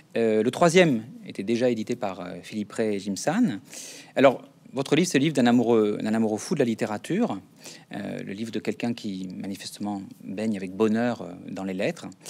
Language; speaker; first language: French; native; French